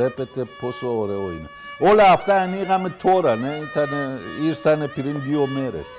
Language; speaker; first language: Greek; non-native, learner; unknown